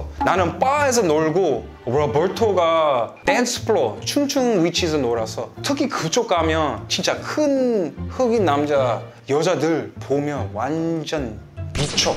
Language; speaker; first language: Korean; non-native, fluent; English